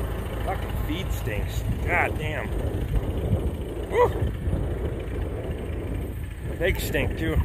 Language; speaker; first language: English; native; English